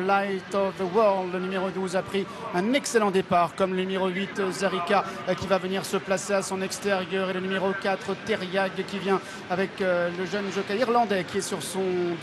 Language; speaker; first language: French; native; French